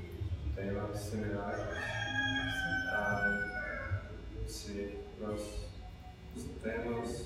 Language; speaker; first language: Spanish; non-native, fluent; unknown